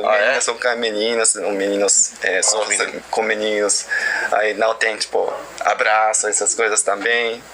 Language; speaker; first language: Portuguese; non-native, learner; Japanese